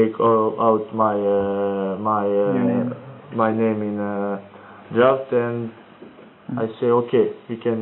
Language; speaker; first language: English; non-native, learner; Croatian